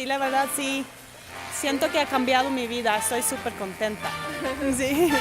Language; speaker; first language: Spanish; non-native, fluent; Norwegian